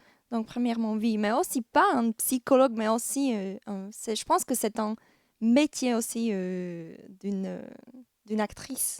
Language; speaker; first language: French; non-native, fluent; Slovak